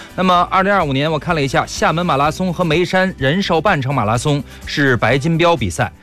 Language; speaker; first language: Chinese; native; Chinese